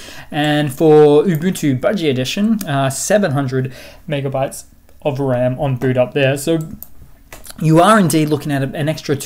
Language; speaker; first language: English; native; English